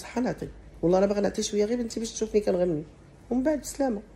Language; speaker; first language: Arabic; native; Arabic